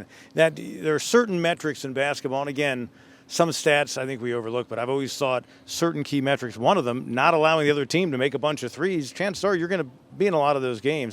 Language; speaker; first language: English; native; English